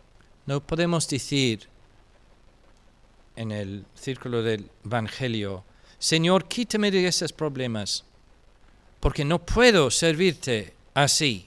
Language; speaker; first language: Spanish; non-native, fluent; English